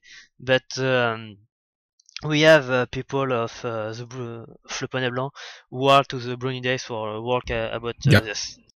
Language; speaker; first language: English; non-native, learner; French